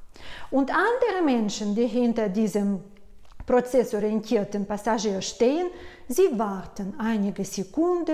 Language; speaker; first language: German; non-native, fluent; Russian